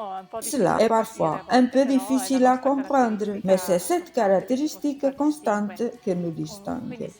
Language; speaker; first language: French; non-native, fluent; Italian